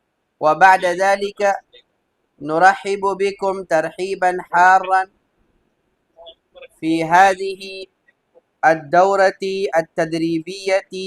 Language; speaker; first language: Arabic; non-native, fluent; Urdu